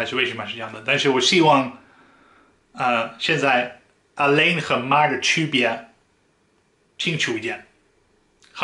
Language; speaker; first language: Chinese; non-native, fluent; Dutch